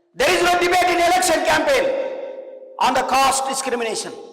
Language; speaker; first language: English; non-native, local second language; Telugu